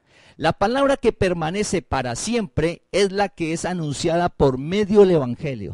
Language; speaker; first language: Spanish; native; Spanish